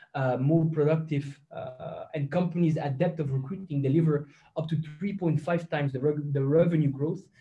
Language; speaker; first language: English; non-native, fluent; French